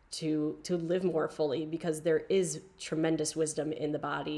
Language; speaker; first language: English; native; English